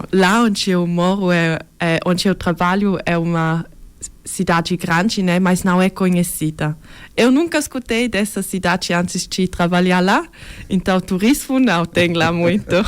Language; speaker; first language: Portuguese; early bilingual, heritage; Portuguese